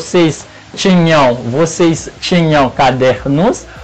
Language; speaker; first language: Portuguese; non-native, fluent; Haitian Creole